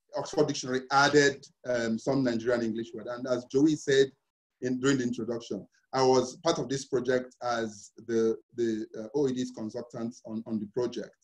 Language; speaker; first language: English; non-native, local second language; Igbo